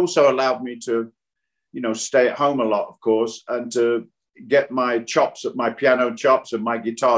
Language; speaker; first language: English; native; English